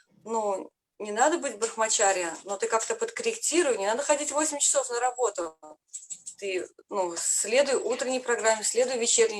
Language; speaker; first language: Russian; native; Russian